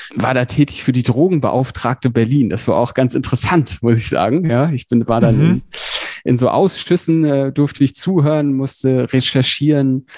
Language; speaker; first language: German; native; German